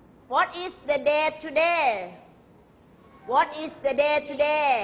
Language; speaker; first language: English; non-native, fluent; Thai